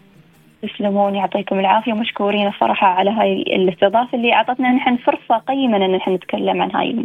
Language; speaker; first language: Arabic; native; Arabic